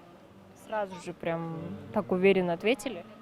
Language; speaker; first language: Russian; native; Russian